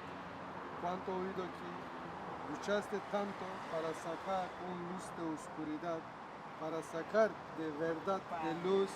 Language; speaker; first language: Spanish; non-native, learner; Kurdish